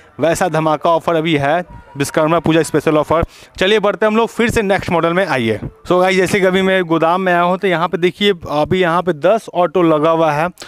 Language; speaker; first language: Hindi; native; Hindi